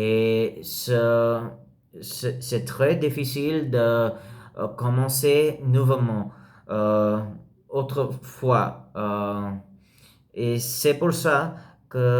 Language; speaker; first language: French; non-native, learner; English